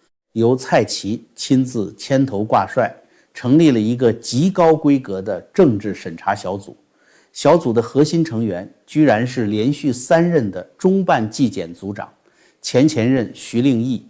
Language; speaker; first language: Chinese; native; Chinese